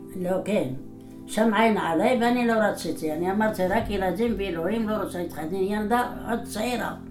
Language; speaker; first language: Hebrew; non-native, fluent; Arabic